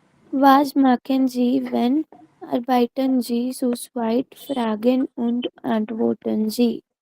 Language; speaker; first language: German; non-native, learner; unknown